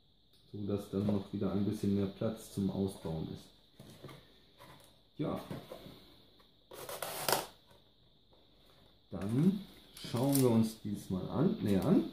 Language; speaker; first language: German; native; German